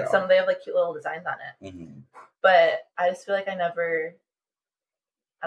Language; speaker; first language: English; native; English